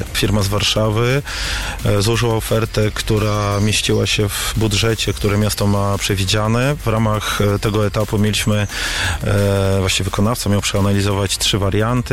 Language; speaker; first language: Polish; native; Polish